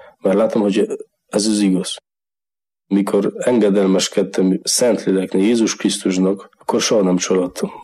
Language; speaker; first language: Hungarian; non-native, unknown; Polish